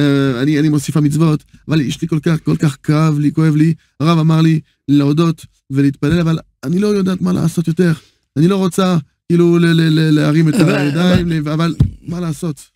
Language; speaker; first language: Hebrew; non-native, fluent; French